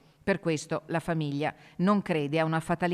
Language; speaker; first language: Italian; native; Italian